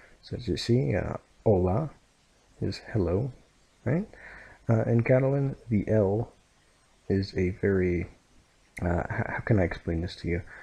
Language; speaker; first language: English; native; English